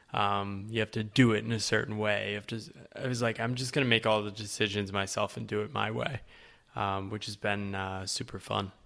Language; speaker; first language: English; native; English